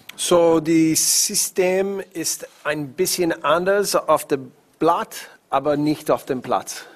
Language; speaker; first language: German; non-native, learner; English